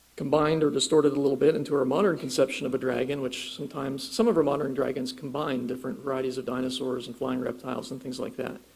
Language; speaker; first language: English; native; English